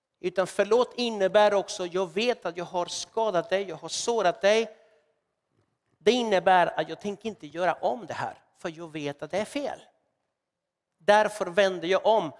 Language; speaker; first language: Swedish; non-native, fluent; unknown